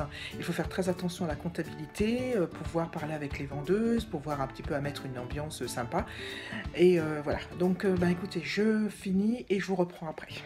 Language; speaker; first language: French; native; French